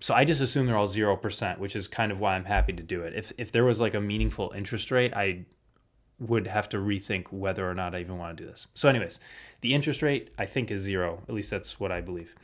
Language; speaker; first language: English; native; English